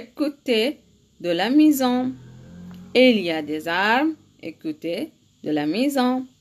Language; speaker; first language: French; non-native, learner; Arabic